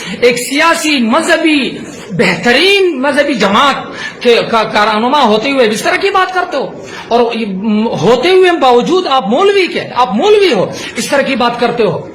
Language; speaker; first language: Urdu; non-native, local second language; Pashto